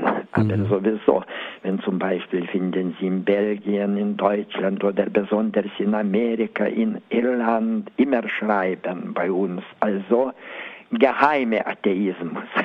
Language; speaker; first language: German; non-native, learner; Lithuanian